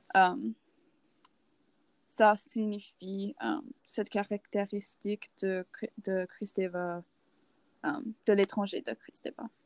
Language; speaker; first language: French; non-native, learner; English